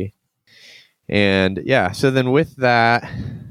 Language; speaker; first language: English; native; English